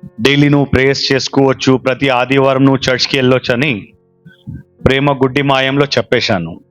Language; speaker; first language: Telugu; non-native, local second language; Urdu